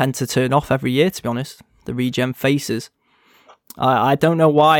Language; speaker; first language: English; native; English